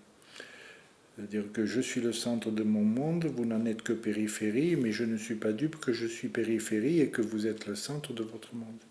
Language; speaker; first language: French; native; French